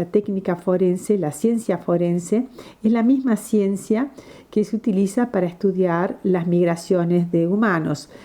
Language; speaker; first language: Spanish; non-native, fluent; English